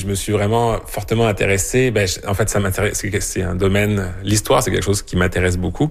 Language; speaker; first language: French; native; French